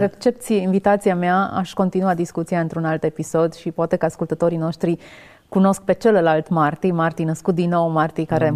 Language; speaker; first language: Romanian; native; Romanian